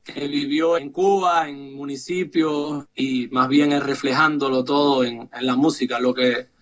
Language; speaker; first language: Spanish; native; Spanish